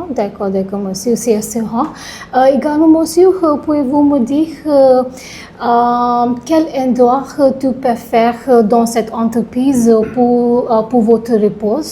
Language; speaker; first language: French; non-native, learner; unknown